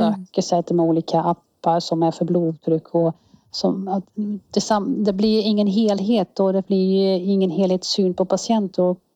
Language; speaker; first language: Swedish; non-native, fluent; Dutch